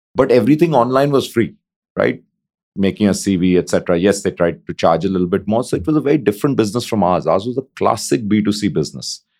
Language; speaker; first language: English; non-native, local second language; Hindi